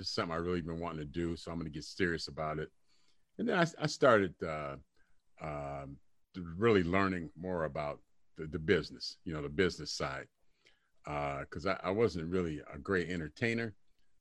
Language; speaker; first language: English; native; English